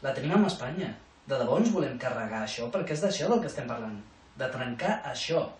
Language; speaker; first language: Catalan; non-native, local second language; Spanish